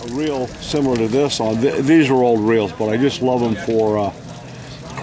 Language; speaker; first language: English; native; English